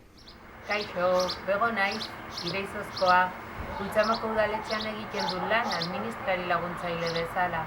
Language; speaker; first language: Basque; non-native, local second language; Spanish